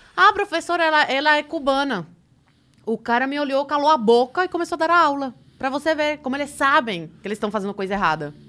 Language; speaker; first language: Portuguese; early bilingual, other home language; Spanish